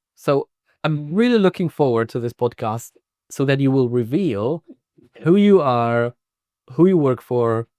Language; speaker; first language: English; non-native, fluent; Czech